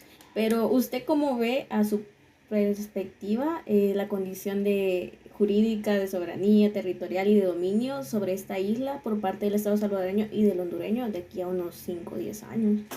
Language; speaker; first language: Spanish; native; Spanish